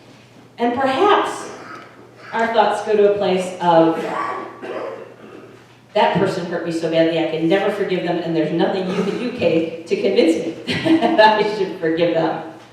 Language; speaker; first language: English; native; English